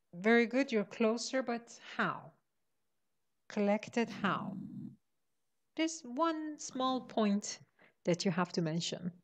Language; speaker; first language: English; non-native, fluent; Persian